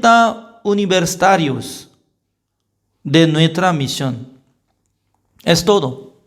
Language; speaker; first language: Spanish; non-native, fluent; Korean